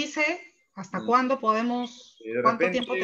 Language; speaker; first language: Spanish; native; Spanish